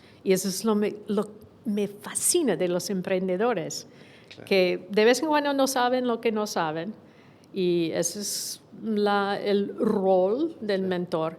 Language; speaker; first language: Spanish; non-native, fluent; English